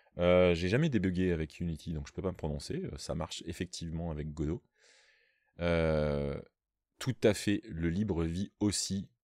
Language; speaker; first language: French; native; French